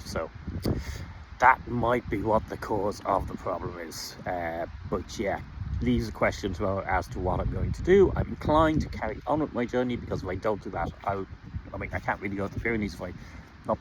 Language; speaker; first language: English; native; English